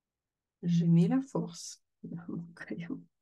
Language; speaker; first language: French; non-native, fluent; Russian